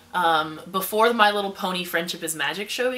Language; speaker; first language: English; native; English